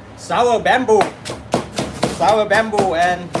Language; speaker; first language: English; non-native, learner; Thai